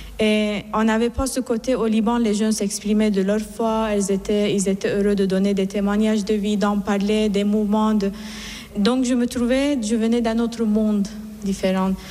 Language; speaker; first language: French; non-native, fluent; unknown